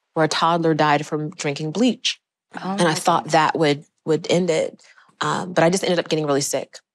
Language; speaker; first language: English; native; English